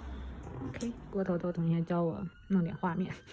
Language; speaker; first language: Chinese; native; Chinese